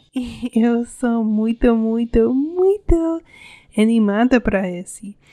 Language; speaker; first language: Portuguese; non-native, learner; English